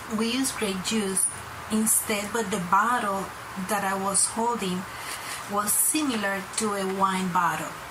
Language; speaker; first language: English; non-native, fluent; Spanish